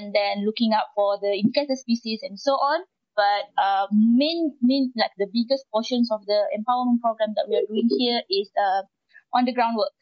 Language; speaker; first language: English; non-native, local second language; Malay